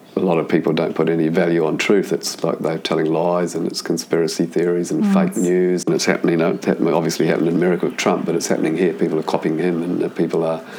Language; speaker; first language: English; native; English